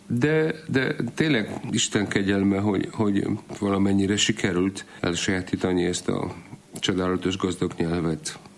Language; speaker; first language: Hungarian; non-native, fluent; Polish